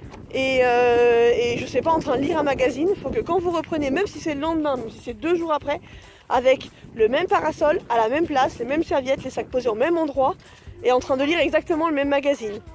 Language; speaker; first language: French; native; French